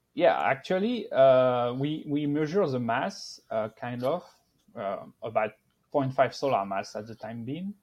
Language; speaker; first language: English; non-native, fluent; French